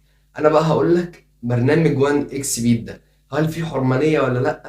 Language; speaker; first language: Arabic; native; Arabic